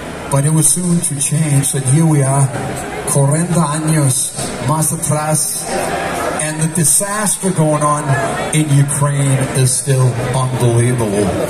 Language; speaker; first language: English; non-native, fluent; Danish